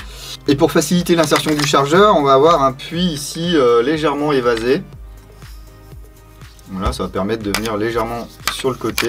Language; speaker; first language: French; native; French